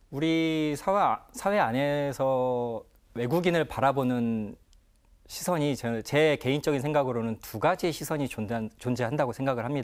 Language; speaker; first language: Korean; native; Korean